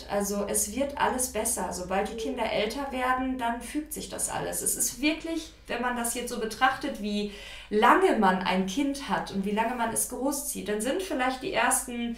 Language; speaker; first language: German; native; German